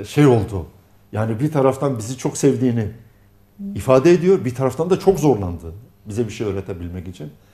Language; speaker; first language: Turkish; non-native, local second language; Arabic